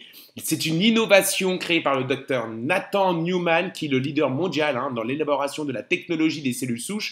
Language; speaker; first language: French; native; French